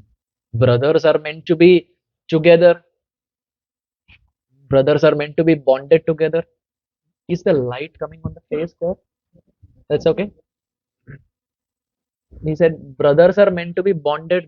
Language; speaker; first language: English; non-native, local second language; Hindi